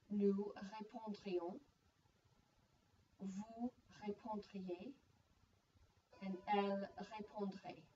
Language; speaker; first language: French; non-native, fluent; English